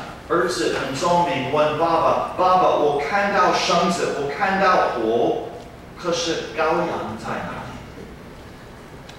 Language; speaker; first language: Chinese; non-native, fluent; English